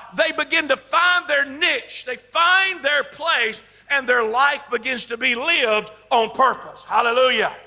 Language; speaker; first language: English; native; English